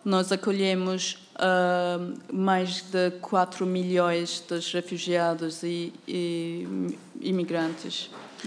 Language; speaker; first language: Portuguese; non-native, fluent; Turkish